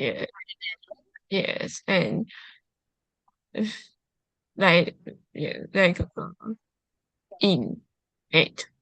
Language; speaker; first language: English; non-native, learner; Chinese